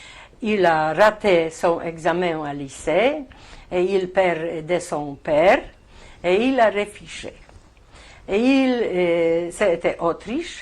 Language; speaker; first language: French; non-native, learner; Polish